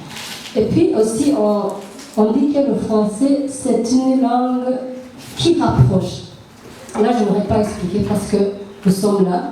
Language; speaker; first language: French; non-native, local second language; Rundi